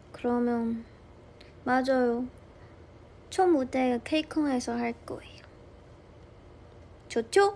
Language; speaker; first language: Korean; non-native, fluent; Chinese